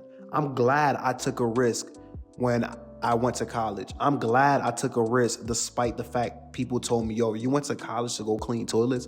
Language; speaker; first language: English; native; English